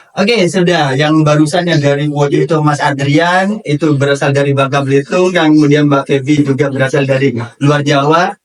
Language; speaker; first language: Indonesian; native; Indonesian